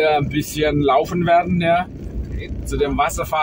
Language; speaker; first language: German; non-native, fluent; Indonesian